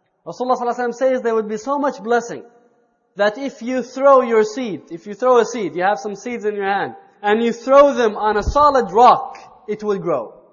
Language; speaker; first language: English; native; English